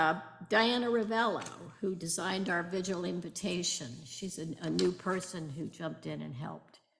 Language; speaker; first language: English; native; English